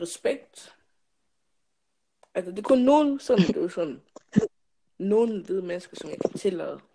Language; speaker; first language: Danish; early bilingual, other home language; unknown